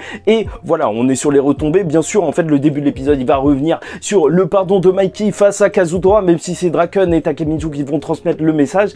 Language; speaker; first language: French; native; French